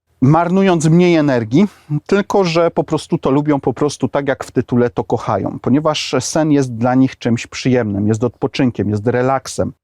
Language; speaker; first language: Polish; native; Polish